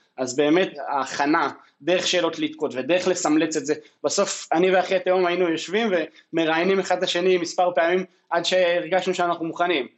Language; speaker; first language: Hebrew; native; Hebrew